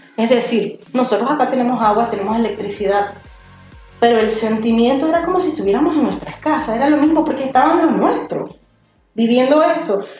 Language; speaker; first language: Spanish; native; Spanish